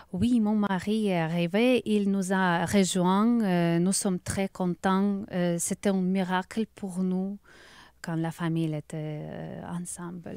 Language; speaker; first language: French; non-native, learner; Ukrainian